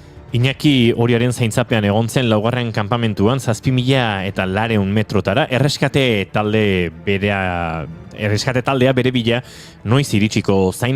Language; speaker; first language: Basque; native; Basque